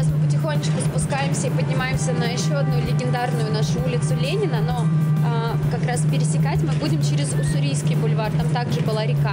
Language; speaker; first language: Russian; native; Russian